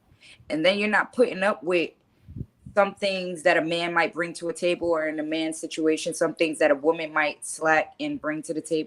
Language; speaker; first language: English; native; English